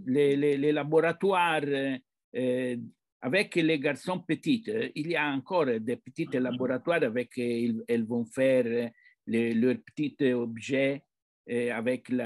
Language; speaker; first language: French; non-native, fluent; Italian